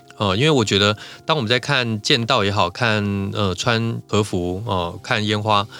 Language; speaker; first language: Chinese; native; Chinese